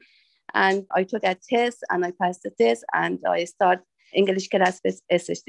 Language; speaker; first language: English; non-native, learner; Persian